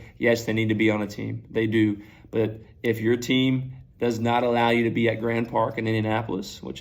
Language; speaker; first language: English; native; English